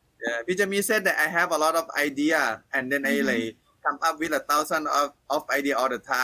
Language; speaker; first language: English; non-native, learner; Thai